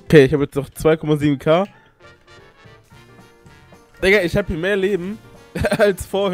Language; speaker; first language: German; native; German